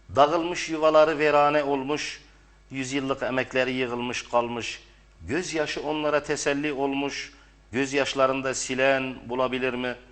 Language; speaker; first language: Turkish; early bilingual, heritage; Arabic